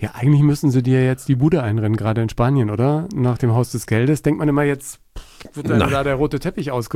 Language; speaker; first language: German; native; German